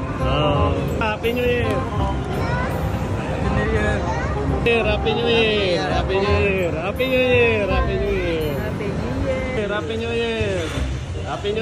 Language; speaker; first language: English; non-native, local second language; Filipino